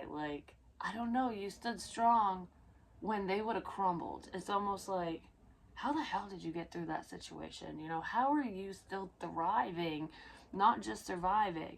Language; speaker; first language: English; native; English